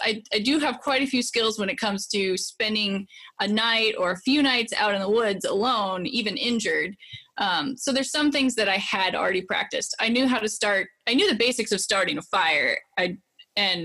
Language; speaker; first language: English; native; English